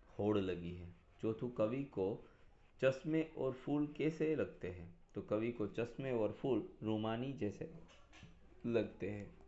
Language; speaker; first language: Hindi; non-native, local second language; Gujarati